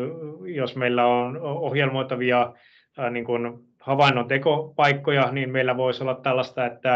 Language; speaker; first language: Finnish; native; Finnish